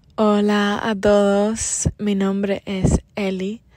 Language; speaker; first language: Spanish; native; Spanish